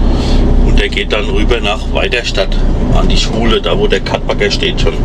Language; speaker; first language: German; native; German